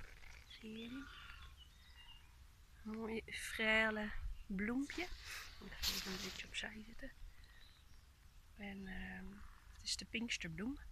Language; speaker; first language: Dutch; native; Dutch